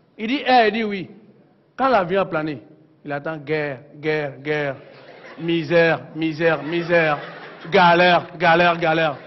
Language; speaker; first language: French; non-native, local second language; Bambara